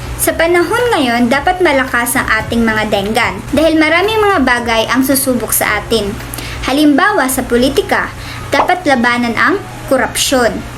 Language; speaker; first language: Filipino; non-native, local second language; Cebuano